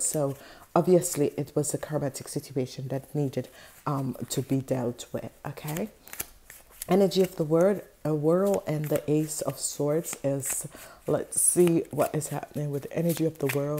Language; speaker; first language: English; non-native, fluent; Dutch